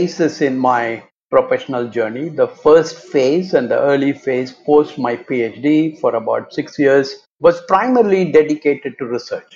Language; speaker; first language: English; non-native, local second language; Tamil